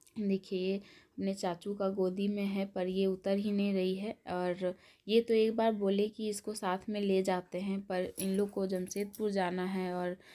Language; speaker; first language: Hindi; native; Hindi